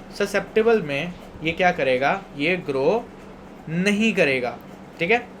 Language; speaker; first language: Hindi; non-native, local second language; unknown